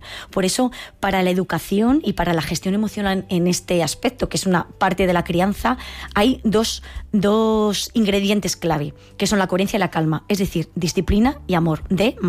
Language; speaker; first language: Spanish; native; Spanish